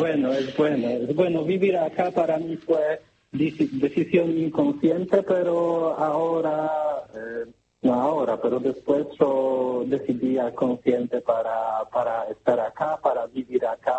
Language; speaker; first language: Spanish; non-native, learner; Polish